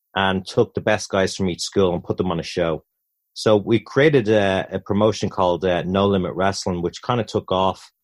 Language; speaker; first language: English; native; English